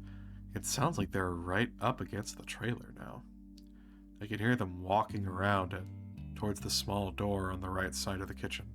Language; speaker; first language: English; native; English